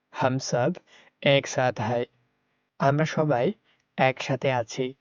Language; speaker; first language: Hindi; non-native, learner; Bangla